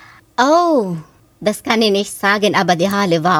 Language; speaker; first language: German; non-native, fluent; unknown